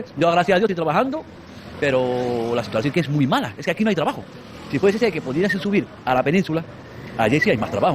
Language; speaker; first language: Spanish; native; Spanish